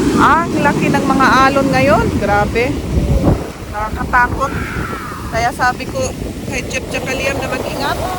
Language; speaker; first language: Filipino; native; Filipino